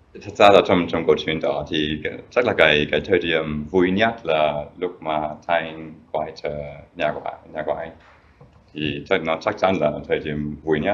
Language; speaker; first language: Vietnamese; non-native, fluent; German